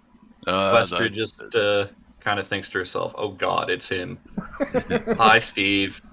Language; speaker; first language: English; native; English